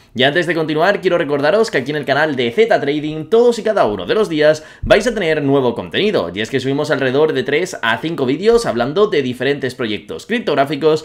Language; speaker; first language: Spanish; native; Spanish